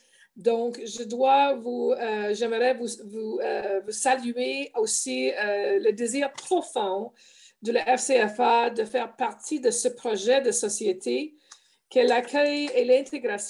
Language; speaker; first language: French; native; French